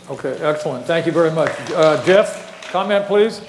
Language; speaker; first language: English; native; English